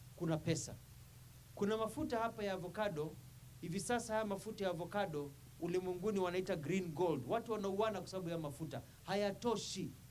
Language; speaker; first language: Swahili; non-native, local second language; Kamba